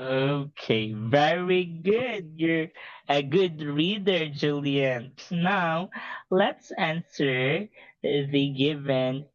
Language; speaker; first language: English; non-native, fluent; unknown